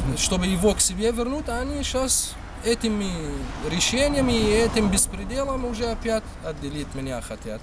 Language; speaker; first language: Russian; non-native, fluent; Arabic